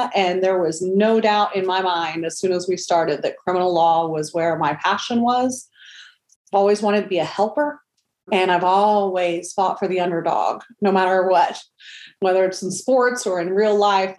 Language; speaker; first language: English; native; English